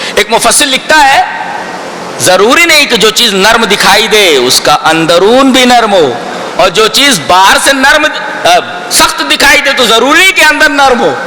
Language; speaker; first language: Urdu; native; Urdu